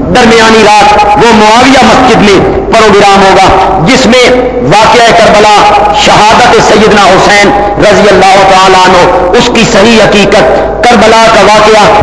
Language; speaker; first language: Urdu; native; Urdu